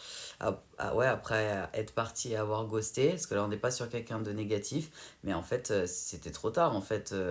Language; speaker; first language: French; native; French